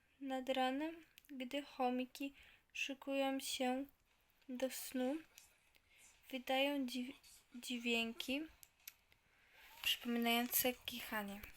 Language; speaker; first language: Polish; native; Polish